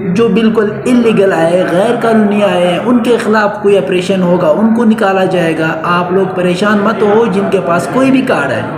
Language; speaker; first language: Urdu; non-native, local second language; Pashto